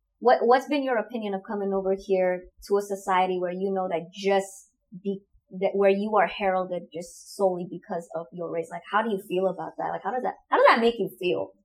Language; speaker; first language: English; non-native, fluent; Indonesian